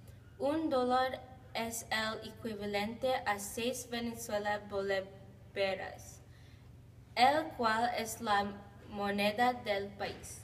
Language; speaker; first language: Spanish; non-native, learner; English